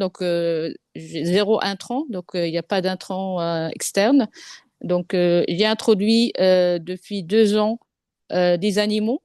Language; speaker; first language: French; non-native, local second language; Arabic